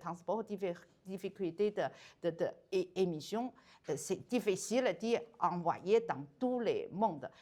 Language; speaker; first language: French; non-native, learner; Chinese